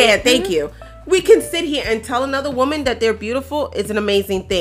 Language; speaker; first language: English; early bilingual, other home language; Spanish